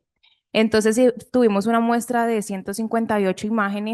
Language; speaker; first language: Spanish; native; Spanish